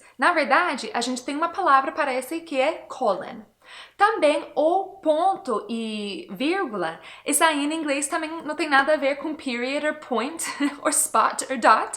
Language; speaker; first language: Portuguese; non-native, fluent; English